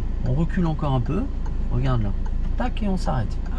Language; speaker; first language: French; native; French